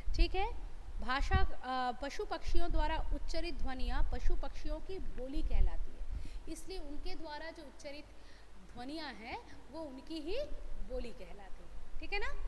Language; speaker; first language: Hindi; non-native, local second language; Bangla